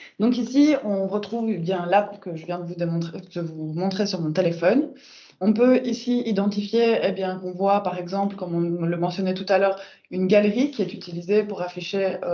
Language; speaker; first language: French; native; French